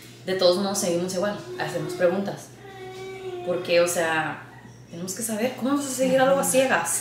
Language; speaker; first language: Spanish; early bilingual, heritage; Spanish